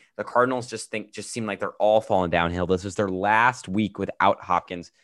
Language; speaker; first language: English; native; English